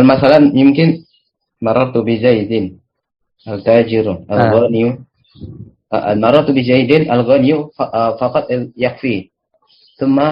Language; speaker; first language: Arabic; non-native, learner; Malay